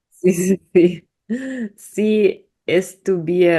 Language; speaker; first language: Spanish; non-native, learner; English